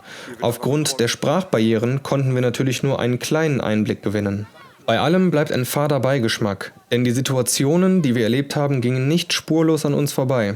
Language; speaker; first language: German; native; German